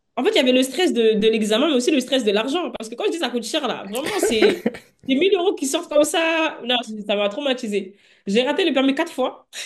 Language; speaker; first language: French; native; French